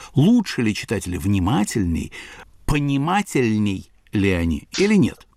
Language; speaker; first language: Russian; native; Russian